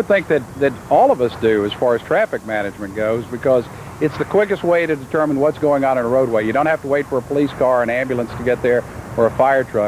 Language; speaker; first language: English; native; English